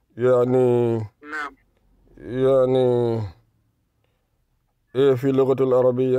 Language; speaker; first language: Arabic; non-native, fluent; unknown